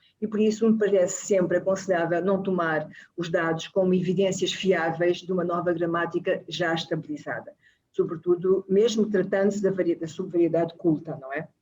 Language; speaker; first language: Portuguese; native; Portuguese